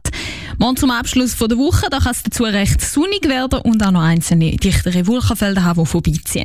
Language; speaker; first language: German; native; German